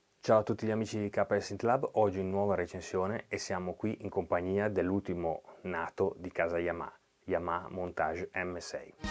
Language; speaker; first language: Italian; native; Italian